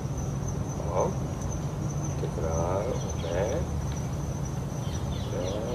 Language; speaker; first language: Turkish; non-native, learner; Japanese